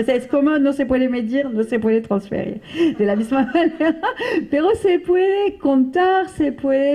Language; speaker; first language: Spanish; non-native, fluent; French